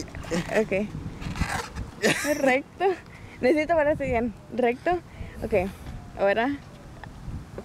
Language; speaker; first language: Spanish; non-native, learner; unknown